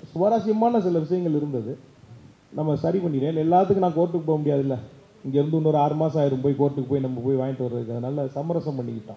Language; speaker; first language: Tamil; native; Tamil